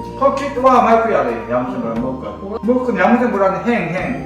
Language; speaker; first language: Thai; non-native, learner; Korean